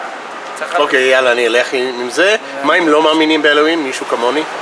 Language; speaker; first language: Hebrew; non-native, fluent; English